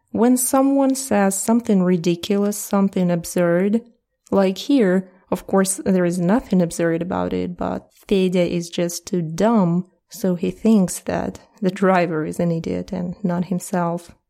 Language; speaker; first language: English; non-native, fluent; Russian